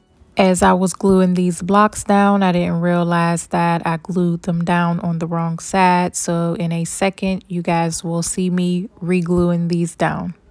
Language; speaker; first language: English; native; English